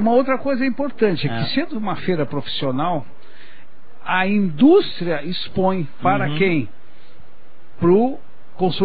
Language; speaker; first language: Portuguese; native; Portuguese